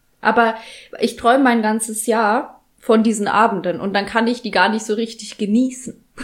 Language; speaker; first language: German; early bilingual, other home language; Polish